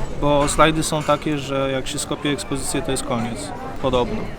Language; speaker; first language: Polish; native; Polish